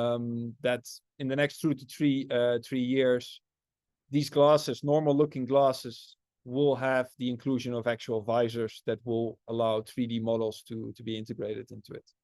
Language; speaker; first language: English; non-native, fluent; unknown